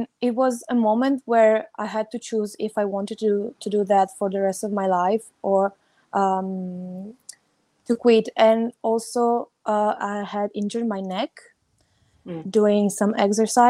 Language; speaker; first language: English; non-native, fluent; Italian